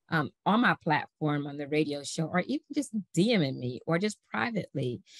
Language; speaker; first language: English; native; English